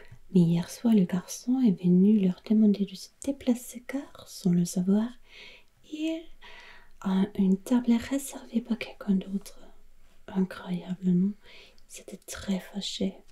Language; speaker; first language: French; non-native, learner; German